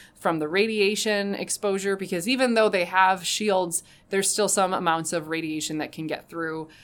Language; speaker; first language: English; native; English